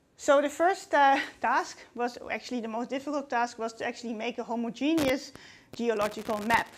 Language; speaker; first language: English; non-native, fluent; Dutch